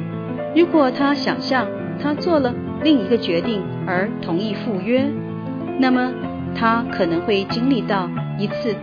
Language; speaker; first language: Chinese; native; Chinese